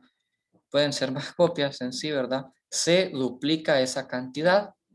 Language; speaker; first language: Spanish; native; Spanish